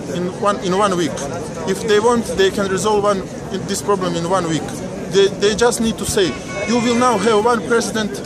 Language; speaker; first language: English; non-native, learner; Bosnian